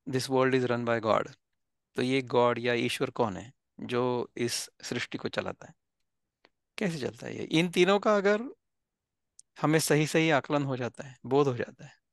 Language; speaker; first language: Hindi; non-native, local second language; Marathi